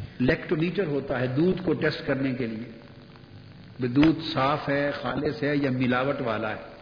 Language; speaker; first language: Urdu; non-native, local second language; Punjabi